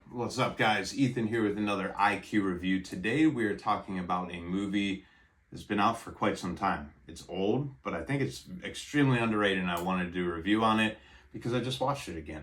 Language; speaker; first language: English; native; English